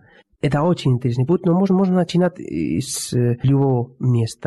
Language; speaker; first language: Russian; non-native, fluent; Spanish